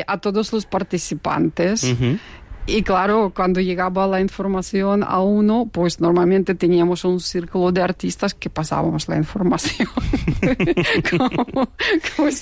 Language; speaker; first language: Spanish; non-native, fluent; Russian